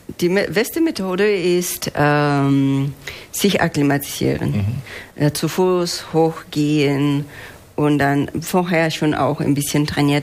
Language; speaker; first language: German; non-native, fluent; Spanish